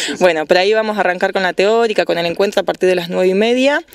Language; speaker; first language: Spanish; native; Spanish